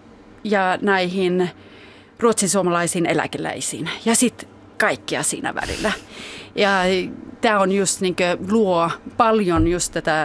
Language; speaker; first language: Finnish; early bilingual, heritage; Finnish